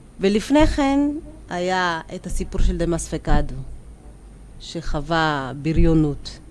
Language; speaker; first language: Hebrew; early bilingual, other home language; Amharic